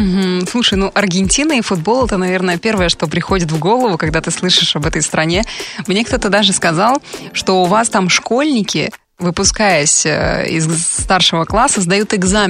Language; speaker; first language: Russian; native; Russian